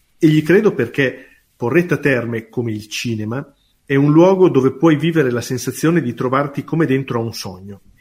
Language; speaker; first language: Italian; native; Italian